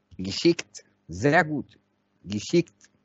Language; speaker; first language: German; non-native, fluent; Arabic